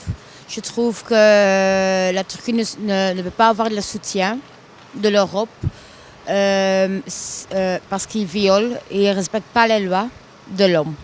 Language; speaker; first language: French; non-native, fluent; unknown